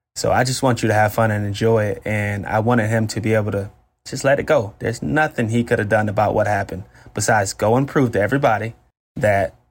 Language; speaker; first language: English; native; English